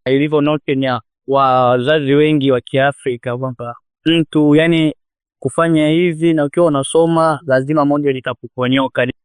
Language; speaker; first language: Swahili; native; Swahili